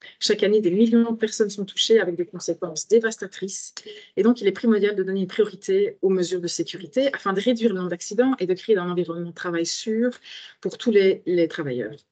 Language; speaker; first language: French; native; French